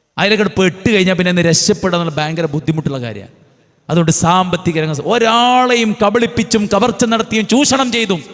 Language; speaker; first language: Malayalam; native; Malayalam